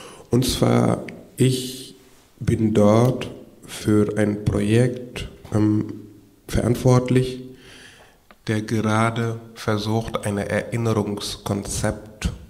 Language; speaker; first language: German; non-native, fluent; Wolof